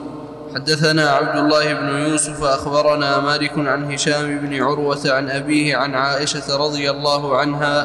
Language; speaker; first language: Arabic; native; Arabic